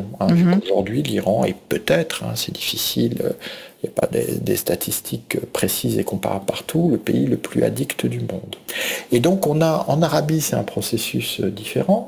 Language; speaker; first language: French; native; French